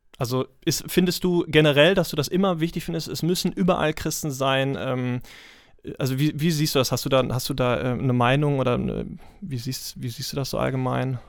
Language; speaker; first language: German; native; German